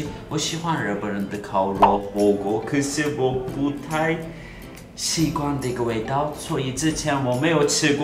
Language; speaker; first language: Chinese; non-native, fluent; Turkish